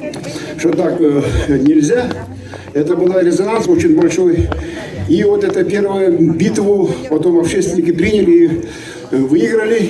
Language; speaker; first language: Russian; native; Russian